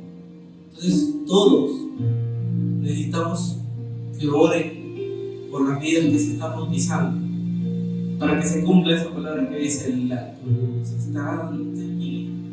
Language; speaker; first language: Spanish; native; Spanish